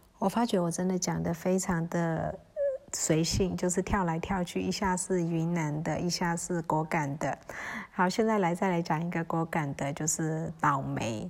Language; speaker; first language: Chinese; early bilingual, heritage; Chinese